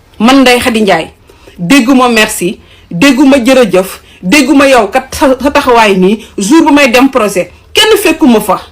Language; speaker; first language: Wolof; native; Wolof